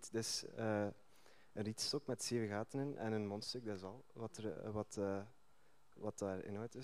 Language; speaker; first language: Dutch; early bilingual, other home language; Turkish